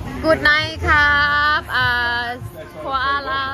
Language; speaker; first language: English; non-native, learner; Thai